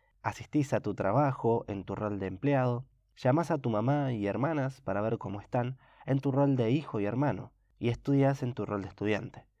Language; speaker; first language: Spanish; native; Spanish